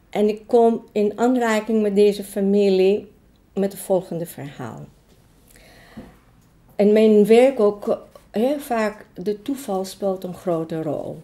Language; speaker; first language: Dutch; non-native, fluent; Greek